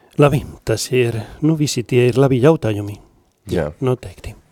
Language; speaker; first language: Latvian; non-native, learner; Spanish